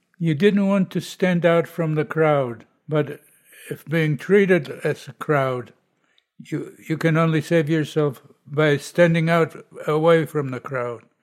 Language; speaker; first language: English; non-native, fluent; Polish